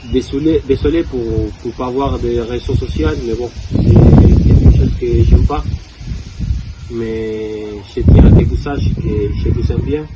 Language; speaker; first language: French; non-native, fluent; Spanish